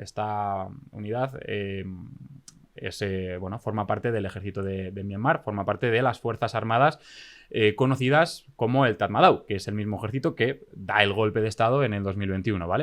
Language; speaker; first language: Spanish; native; Spanish